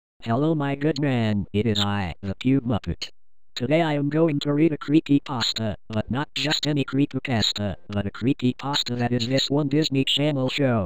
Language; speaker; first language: English; native; English